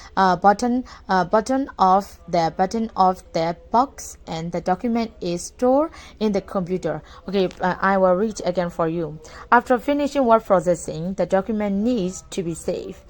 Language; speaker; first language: English; non-native, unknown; Burmese